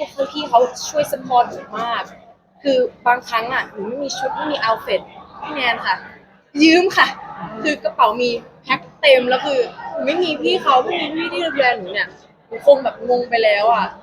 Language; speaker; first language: Thai; non-native, local second language; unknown